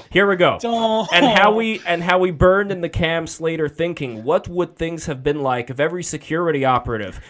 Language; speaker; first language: English; non-native, fluent; Russian